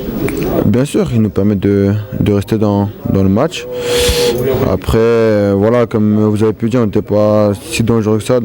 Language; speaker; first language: French; native; French